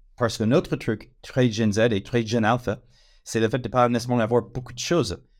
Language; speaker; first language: French; non-native, fluent; English